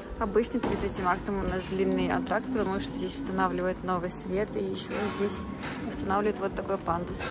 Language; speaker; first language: Russian; native; Russian